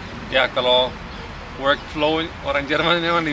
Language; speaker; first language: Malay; early bilingual, other home language; German